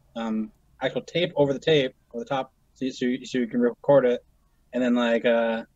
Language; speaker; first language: English; native; English